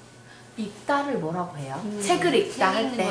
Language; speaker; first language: Korean; native; Korean